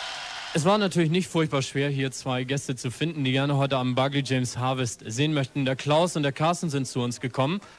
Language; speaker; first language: German; native; German